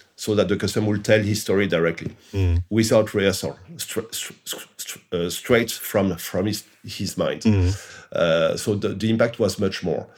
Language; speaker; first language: English; non-native, fluent; French